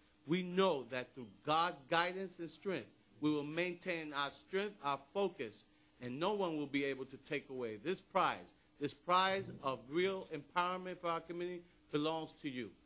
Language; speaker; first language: English; early bilingual, other home language; Spanish